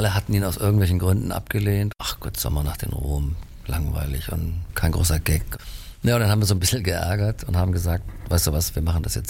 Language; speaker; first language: German; native; German